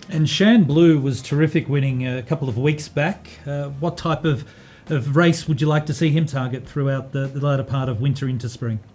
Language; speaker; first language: English; native; English